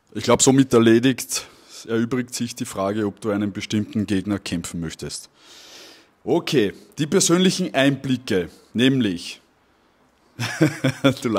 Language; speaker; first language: German; native; German